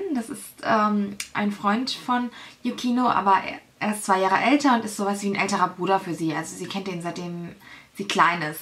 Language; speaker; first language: German; native; German